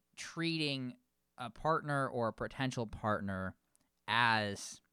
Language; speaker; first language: English; native; English